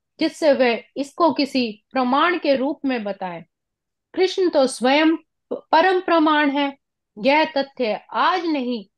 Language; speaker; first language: Hindi; non-native, local second language; Punjabi